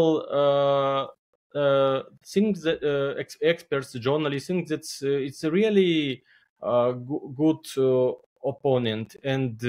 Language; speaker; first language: English; non-native, learner; Belarusian